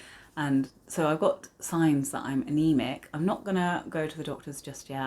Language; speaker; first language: English; native; English